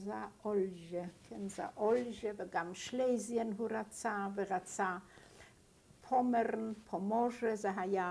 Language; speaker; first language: Hebrew; non-native, fluent; Yiddish